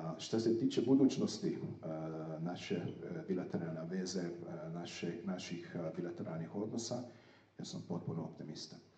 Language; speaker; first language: Serbian; non-native, fluent; Hungarian